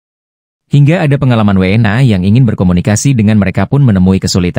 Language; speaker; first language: Indonesian; native; Indonesian